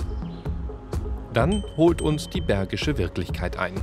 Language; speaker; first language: German; native; German